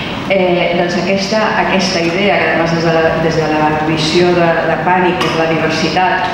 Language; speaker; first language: Catalan; non-native, local second language; Spanish